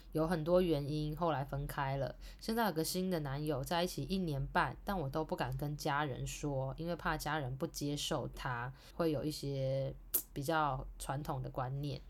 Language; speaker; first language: Chinese; native; Chinese